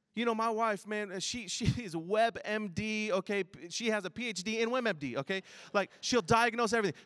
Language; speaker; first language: English; early bilingual, other home language; Chinese